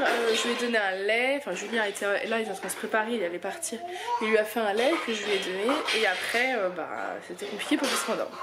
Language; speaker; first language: French; native; French